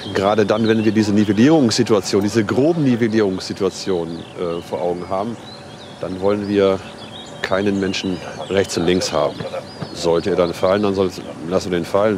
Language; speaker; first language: German; native; German